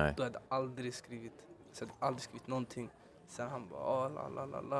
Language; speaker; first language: Swedish; early bilingual, other home language; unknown